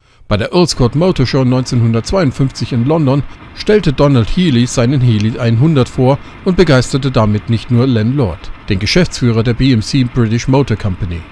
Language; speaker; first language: German; native; German